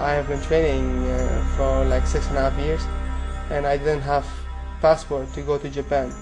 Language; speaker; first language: English; non-native, fluent; Persian